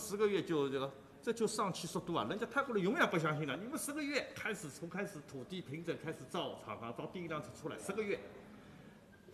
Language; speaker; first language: Chinese; native; Chinese